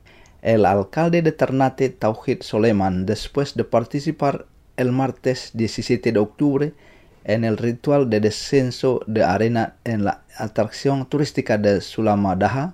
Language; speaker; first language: Spanish; non-native, fluent; Indonesian